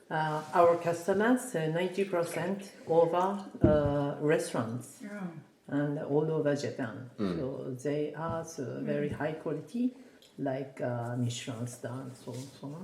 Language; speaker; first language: English; non-native, learner; Japanese